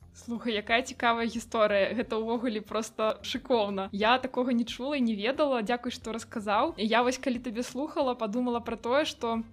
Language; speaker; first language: Belarusian; non-native, local second language; Russian